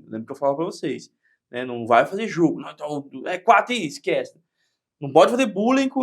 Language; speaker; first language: Portuguese; native; Portuguese